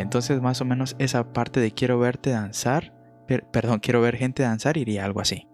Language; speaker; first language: Spanish; native; Spanish